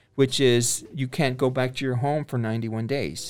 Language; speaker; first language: English; native; English